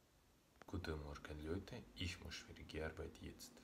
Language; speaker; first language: German; non-native, learner; Russian